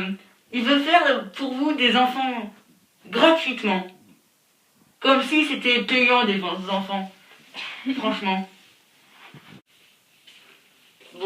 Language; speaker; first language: French; native; French